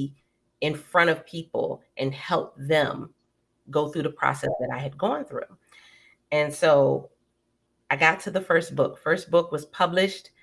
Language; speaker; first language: English; native; English